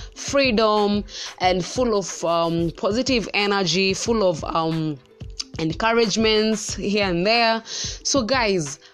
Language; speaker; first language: English; non-native, local second language; Kikuyu